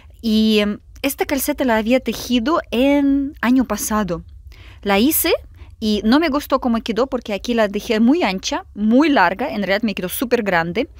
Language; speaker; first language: Spanish; non-native, fluent; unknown